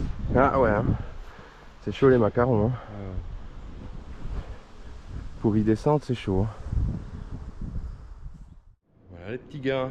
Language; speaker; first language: French; native; French